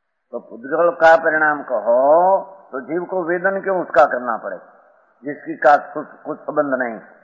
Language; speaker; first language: Hindi; non-native, local second language; Gujarati